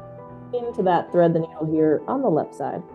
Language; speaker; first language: English; native; English